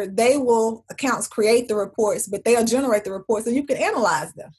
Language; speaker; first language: English; native; English